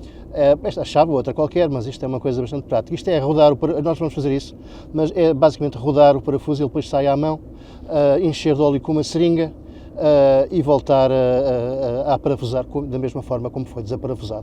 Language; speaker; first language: Portuguese; native; Portuguese